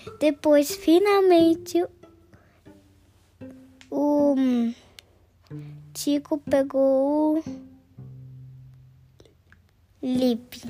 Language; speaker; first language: Portuguese; early bilingual, heritage; Portuguese